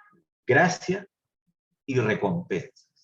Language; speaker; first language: Spanish; native; Spanish